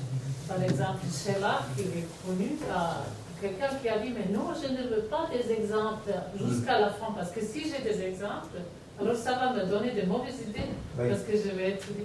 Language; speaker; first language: French; non-native, fluent; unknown